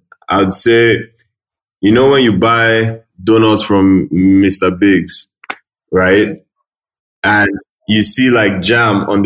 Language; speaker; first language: English; non-native, local second language; Igbo